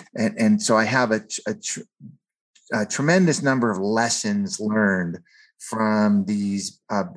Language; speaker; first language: English; native; English